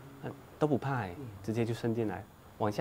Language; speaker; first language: Chinese; native; Chinese